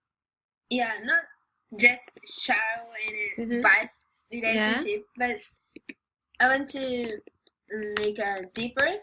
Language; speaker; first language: English; non-native, learner; Japanese